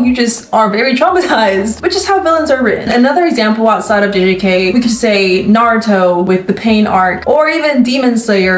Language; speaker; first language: English; native; English